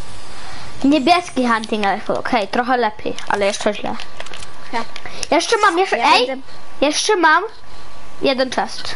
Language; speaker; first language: Polish; early bilingual, heritage; Polish